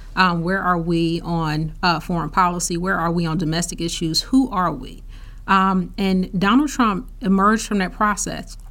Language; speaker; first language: English; native; English